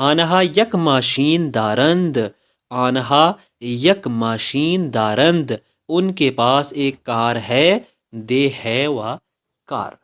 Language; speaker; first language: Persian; non-native, fluent; Urdu